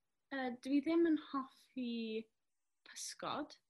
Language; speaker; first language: Welsh; non-native, learner; English